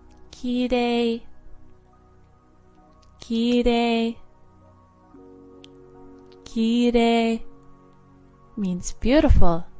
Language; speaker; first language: Japanese; non-native, fluent; English